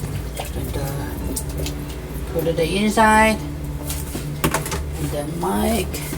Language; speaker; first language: English; non-native, learner; Chinese